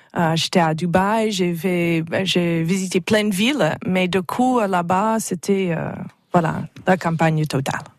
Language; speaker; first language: French; non-native, fluent; English